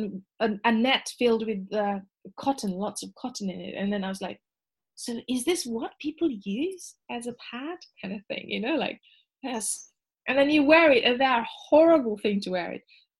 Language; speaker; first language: English; non-native, local second language; Nepali